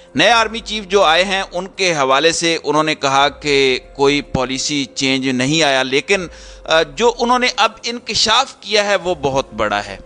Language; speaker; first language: Urdu; native; Urdu